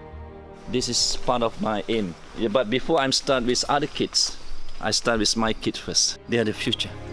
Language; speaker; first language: English; non-native, fluent; Malay